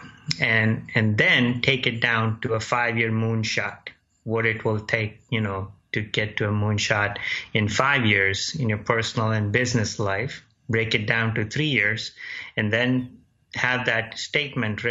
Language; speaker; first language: English; non-native, local second language; Gujarati